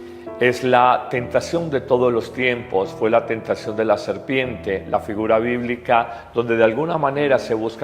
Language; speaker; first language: Spanish; native; Spanish